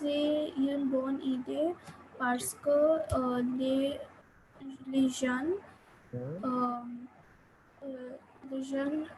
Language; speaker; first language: French; non-native, learner; Hindi